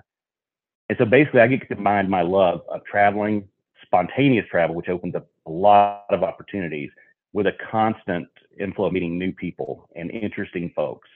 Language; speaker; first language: English; native; English